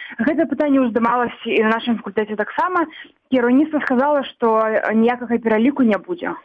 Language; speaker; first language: Belarusian; non-native, local second language; Russian